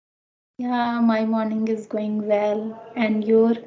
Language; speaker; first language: English; non-native, learner; Hindi